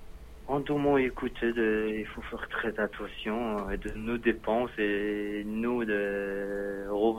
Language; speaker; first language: French; non-native, learner; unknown